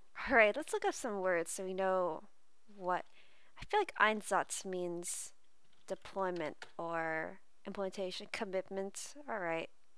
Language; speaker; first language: English; native; English